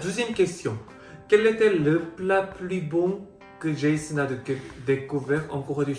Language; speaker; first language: French; non-native, fluent; Korean